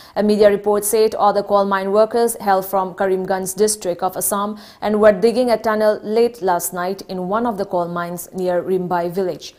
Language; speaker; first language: English; non-native, local second language; Manipuri